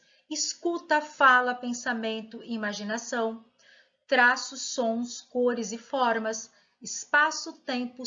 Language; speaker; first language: Portuguese; native; Portuguese